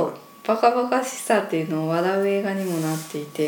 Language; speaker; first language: Japanese; native; Japanese